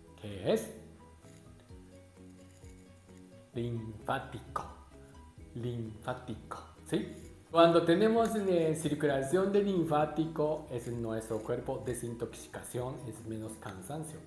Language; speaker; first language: Spanish; non-native, learner; Japanese